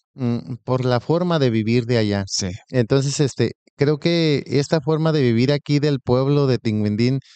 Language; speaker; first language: Spanish; native; Spanish